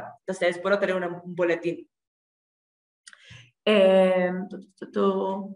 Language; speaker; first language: Spanish; non-native, fluent; English